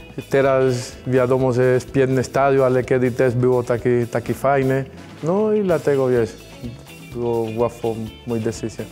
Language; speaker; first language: Polish; non-native, fluent; Spanish